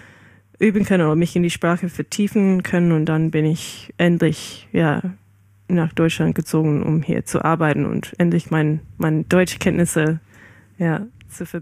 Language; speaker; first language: German; non-native, fluent; English